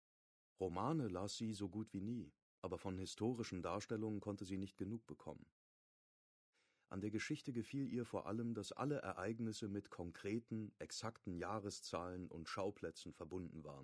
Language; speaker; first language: German; native; German